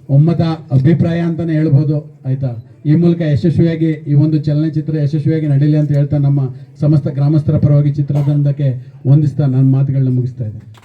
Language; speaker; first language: Kannada; native; Kannada